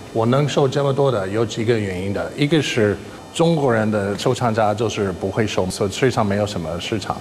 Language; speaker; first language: Chinese; non-native, fluent; English